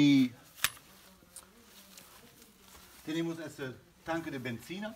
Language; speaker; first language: Spanish; non-native, learner; German